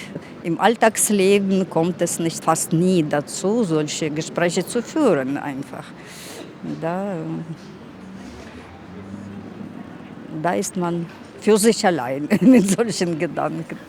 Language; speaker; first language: German; non-native, fluent; Russian